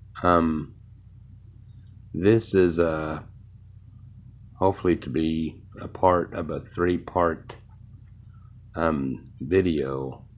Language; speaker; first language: English; native; English